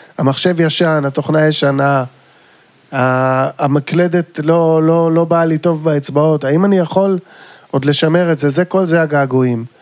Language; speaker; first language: Hebrew; native; Hebrew